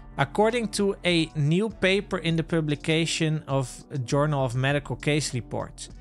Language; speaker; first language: English; non-native, fluent; Dutch